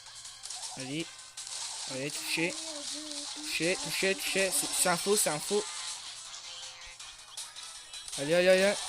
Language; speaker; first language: French; native; French